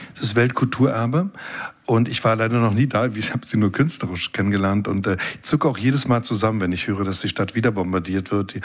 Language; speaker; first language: German; native; German